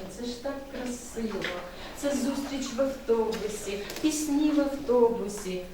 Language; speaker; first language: Ukrainian; native; Ukrainian